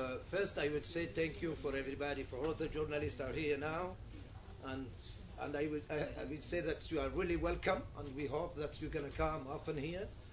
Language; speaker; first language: English; non-native, learner; Arabic